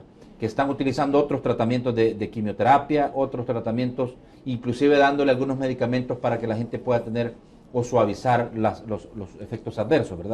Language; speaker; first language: Spanish; native; Spanish